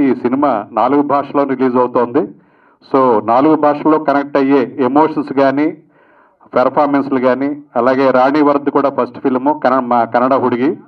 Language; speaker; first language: Telugu; native; Telugu